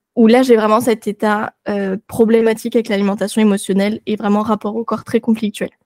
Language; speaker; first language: French; native; French